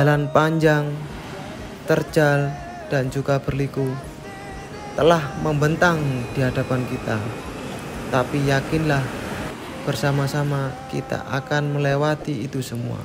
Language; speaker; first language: Indonesian; native; Indonesian